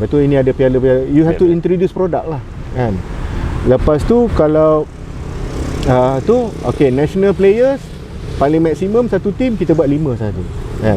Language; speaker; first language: Malay; native; Malay